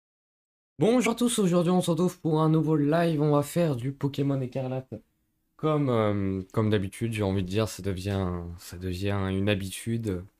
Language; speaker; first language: French; native; French